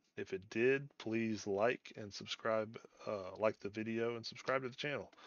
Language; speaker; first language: English; native; English